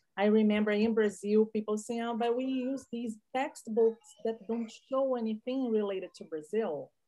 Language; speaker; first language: English; non-native, fluent; Portuguese